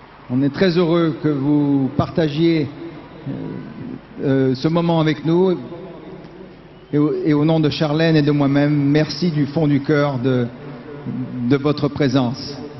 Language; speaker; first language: French; native; French